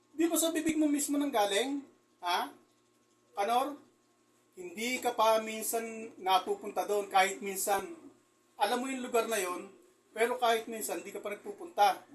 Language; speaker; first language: Filipino; native; Filipino